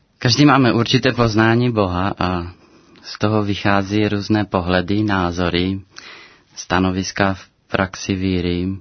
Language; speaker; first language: Czech; non-native, fluent; Romanian